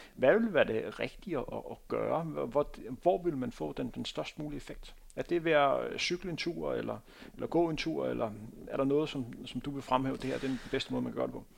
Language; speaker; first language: Danish; native; Danish